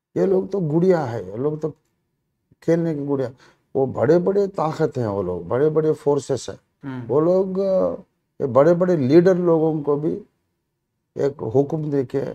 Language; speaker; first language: Hindi; non-native, local second language; Telugu